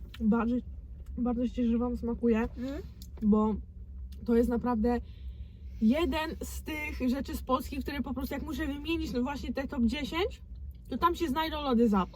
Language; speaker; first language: Polish; native; Polish